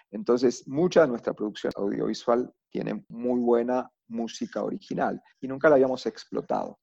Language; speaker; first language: Spanish; native; Spanish